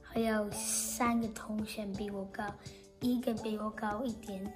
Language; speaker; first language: Chinese; early bilingual, other home language; Dutch